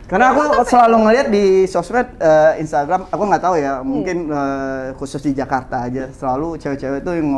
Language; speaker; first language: Indonesian; native; Indonesian